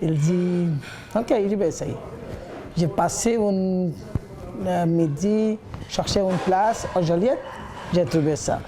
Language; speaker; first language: French; non-native, learner; Bangla